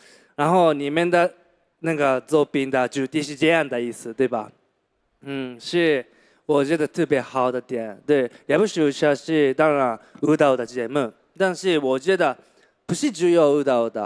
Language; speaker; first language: Chinese; non-native, learner; Japanese